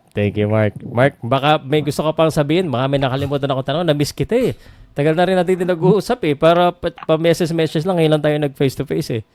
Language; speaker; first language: Filipino; native; Filipino